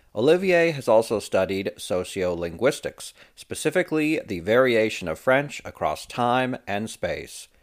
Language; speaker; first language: English; non-native, fluent; French